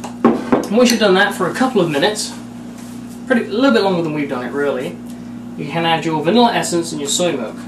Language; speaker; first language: English; native; English